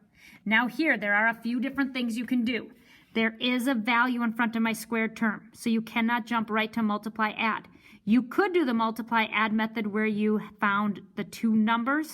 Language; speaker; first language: English; native; English